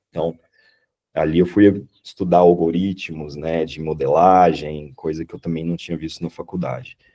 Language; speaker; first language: Portuguese; native; Portuguese